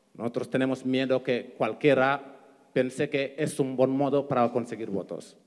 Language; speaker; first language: Spanish; non-native, fluent; Wolof